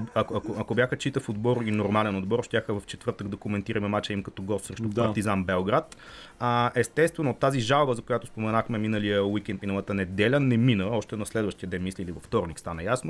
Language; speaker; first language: Bulgarian; native; Bulgarian